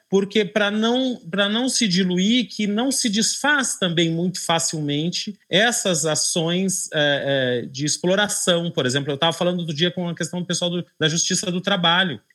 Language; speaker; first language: Portuguese; native; Portuguese